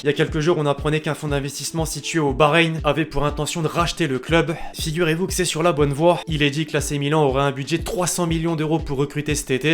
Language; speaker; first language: French; native; French